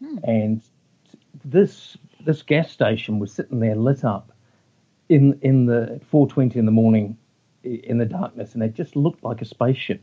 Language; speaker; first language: English; native; English